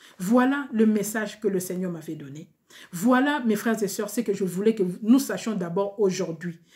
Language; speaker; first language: French; non-native, local second language; Lingala